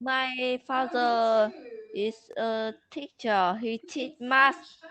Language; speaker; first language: English; non-native, learner; Vietnamese